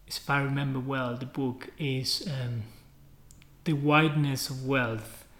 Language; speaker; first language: English; non-native, fluent; Spanish